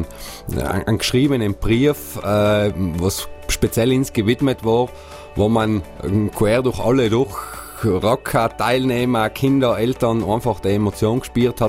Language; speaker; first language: German; native; German